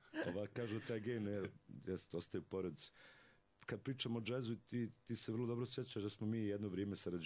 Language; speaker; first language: Serbian; native; Serbian